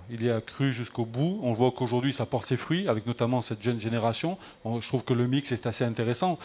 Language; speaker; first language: French; native; French